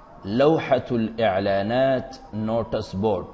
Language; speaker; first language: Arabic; non-native, fluent; Urdu